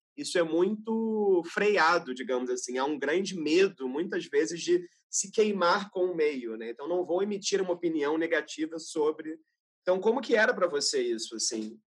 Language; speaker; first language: Portuguese; native; Portuguese